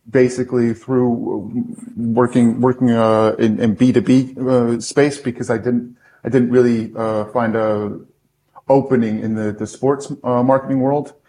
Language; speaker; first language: English; native; English